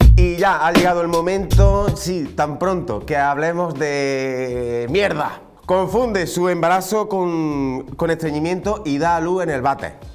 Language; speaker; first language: Spanish; native; Spanish